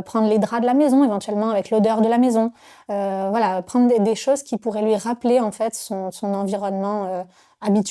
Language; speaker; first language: French; native; French